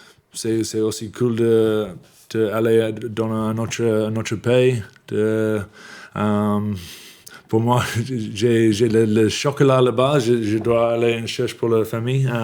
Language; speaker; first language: French; non-native, learner; English